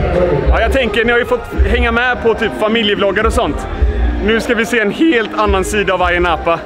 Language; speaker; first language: Swedish; native; Swedish